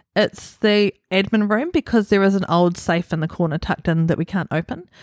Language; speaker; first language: English; native; English